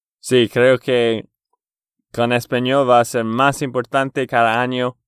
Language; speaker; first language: Spanish; non-native, fluent; English